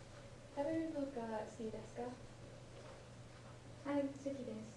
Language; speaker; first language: Japanese; non-native, learner; English